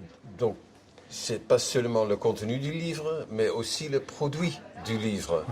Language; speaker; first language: French; non-native, fluent; Dutch